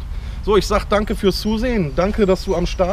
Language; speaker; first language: German; native; German